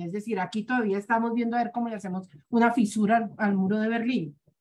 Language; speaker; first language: Spanish; native; Spanish